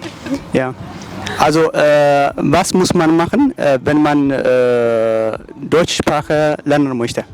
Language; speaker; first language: German; non-native, learner; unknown